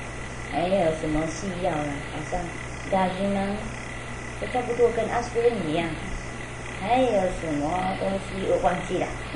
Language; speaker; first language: Chinese; non-native, fluent; Vietnamese